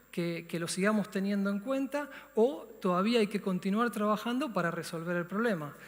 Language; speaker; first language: Spanish; native; Spanish